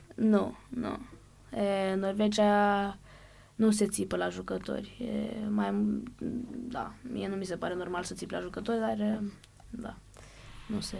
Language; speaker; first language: Romanian; early bilingual, heritage; Romanian